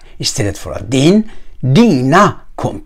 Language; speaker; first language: Swedish; non-native, fluent; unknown